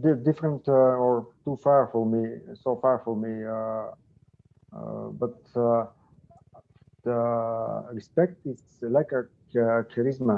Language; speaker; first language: English; non-native, learner; Bulgarian